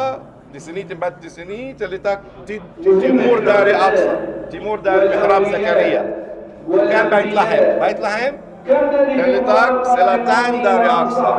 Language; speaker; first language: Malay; non-native, learner; Arabic